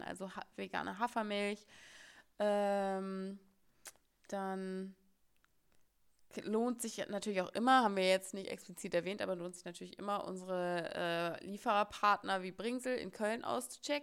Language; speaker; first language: German; native; German